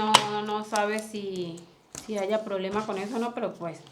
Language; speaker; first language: Spanish; native; Spanish